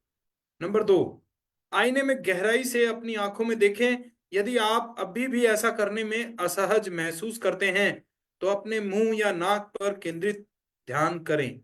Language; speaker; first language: Hindi; native; Hindi